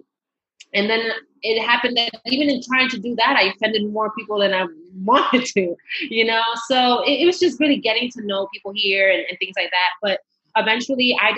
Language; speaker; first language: English; early bilingual, other home language; Spanish